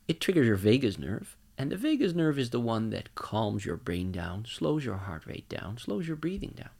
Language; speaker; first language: English; non-native, fluent; Dutch